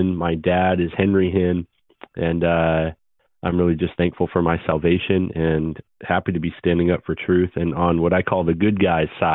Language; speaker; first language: English; native; English